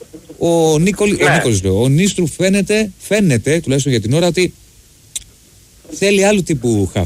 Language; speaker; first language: Greek; native; Greek